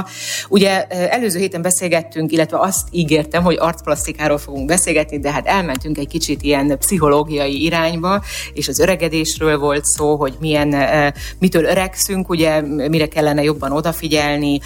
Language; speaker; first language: Hungarian; native; Hungarian